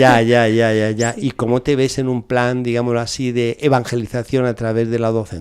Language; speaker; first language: Spanish; native; Spanish